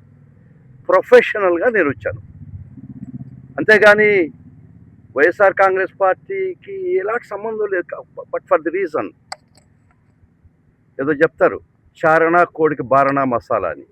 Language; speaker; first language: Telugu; native; Telugu